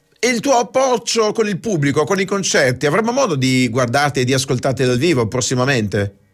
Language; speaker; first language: Italian; native; Italian